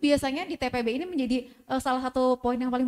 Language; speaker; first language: Indonesian; native; Indonesian